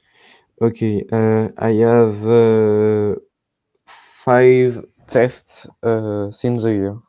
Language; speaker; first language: English; non-native, learner; French